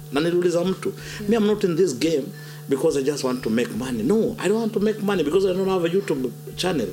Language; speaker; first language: English; non-native, local second language; Luo (Kenya and Tanzania)